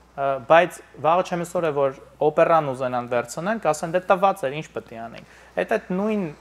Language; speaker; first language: Armenian; native; Armenian